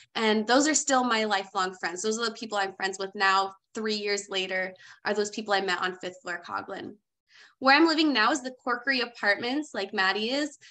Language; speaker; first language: English; native; English